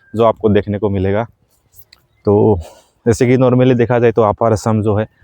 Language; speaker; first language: Hindi; non-native, local second language; Assamese